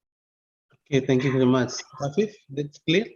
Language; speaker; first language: English; non-native, fluent; Indonesian